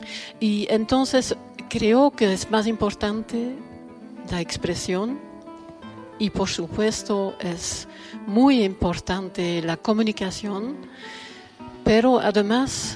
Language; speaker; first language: Spanish; non-native, fluent; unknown